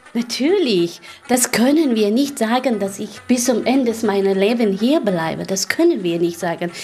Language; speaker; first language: German; non-native, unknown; Persian